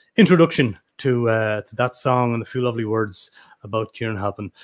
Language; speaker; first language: English; native; English